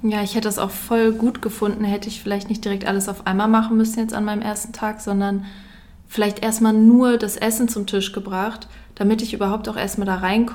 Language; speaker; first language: German; native; German